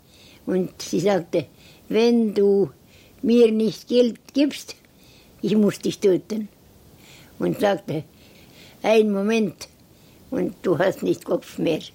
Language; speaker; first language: German; non-native, learner; Estonian